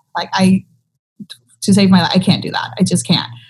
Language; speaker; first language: English; early bilingual, other home language; Thai